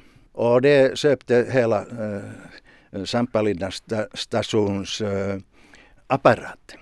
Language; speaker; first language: Swedish; non-native, local second language; Finnish